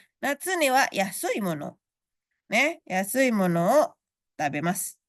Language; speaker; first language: Japanese; non-native, fluent; Indonesian